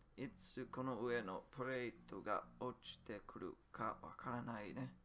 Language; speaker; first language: Japanese; non-native, learner; English